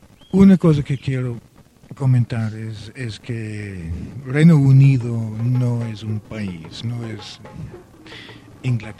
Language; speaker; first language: Spanish; non-native, fluent; Welsh